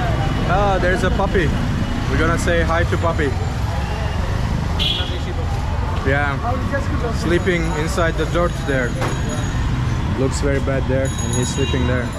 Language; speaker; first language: English; non-native, fluent; Azerbaijani